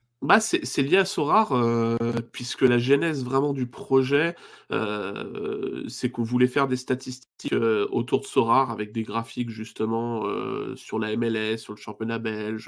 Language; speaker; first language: French; native; French